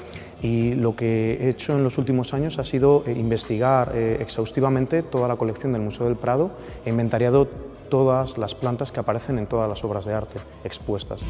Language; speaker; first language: Spanish; native; Spanish